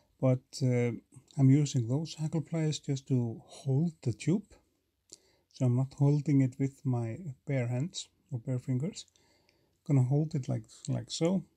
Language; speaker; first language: English; non-native, fluent; Icelandic